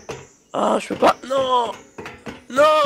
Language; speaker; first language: French; native; French